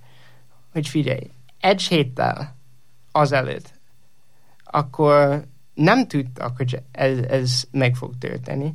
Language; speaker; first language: Hungarian; non-native, learner; English